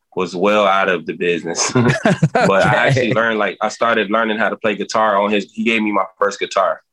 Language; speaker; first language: English; native; English